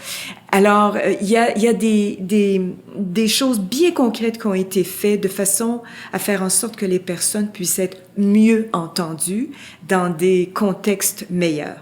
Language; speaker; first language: French; native; French